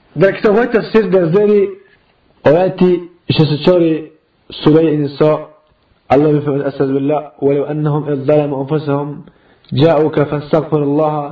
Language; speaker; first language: Persian; native; Persian